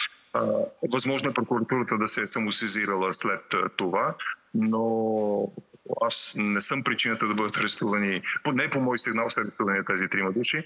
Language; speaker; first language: Bulgarian; native; Bulgarian